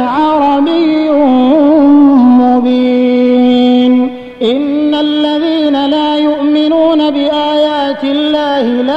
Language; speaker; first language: Arabic; native; Arabic